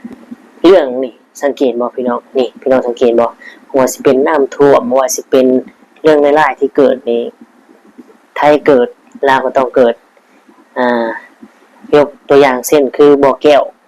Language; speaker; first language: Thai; non-native, local second language; Lao